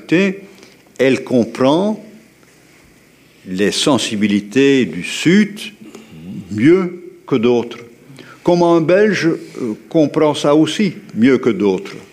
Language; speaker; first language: French; native; French